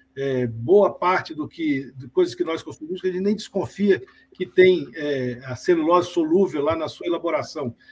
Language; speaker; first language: Portuguese; native; Portuguese